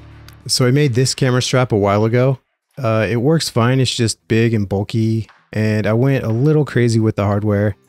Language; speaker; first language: English; native; English